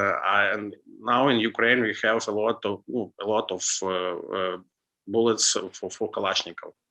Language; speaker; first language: English; non-native, learner; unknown